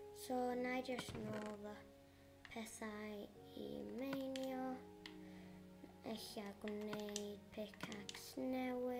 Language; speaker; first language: Welsh; non-native, local second language; English